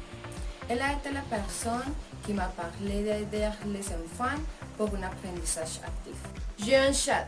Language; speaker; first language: French; non-native, learner; Spanish